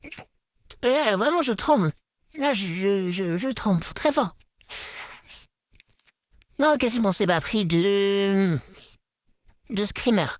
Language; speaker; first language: French; native; French